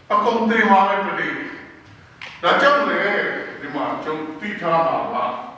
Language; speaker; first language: Burmese; non-native, local second language; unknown